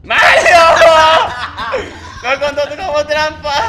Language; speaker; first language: Spanish; native; Spanish